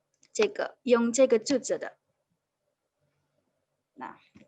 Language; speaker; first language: Chinese; non-native, fluent; Indonesian